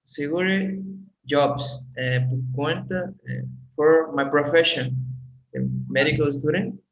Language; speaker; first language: English; non-native, learner; Portuguese